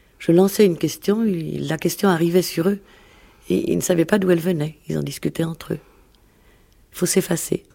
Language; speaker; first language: French; native; French